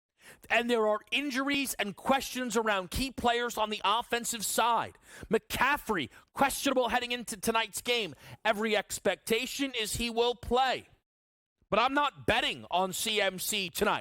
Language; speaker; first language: English; native; English